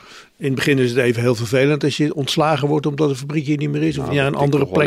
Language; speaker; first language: Dutch; native; Dutch